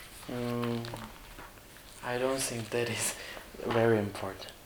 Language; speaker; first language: English; non-native, learner; Mongolian